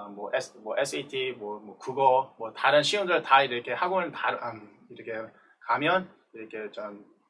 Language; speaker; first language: Korean; native; Korean